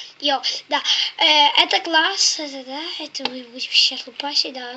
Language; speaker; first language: Russian; non-native, local second language; Ukrainian